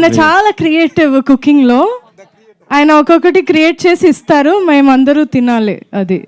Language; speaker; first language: Telugu; non-native, fluent; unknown